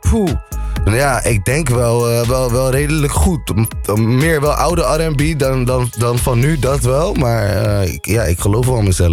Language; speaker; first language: Dutch; native; Dutch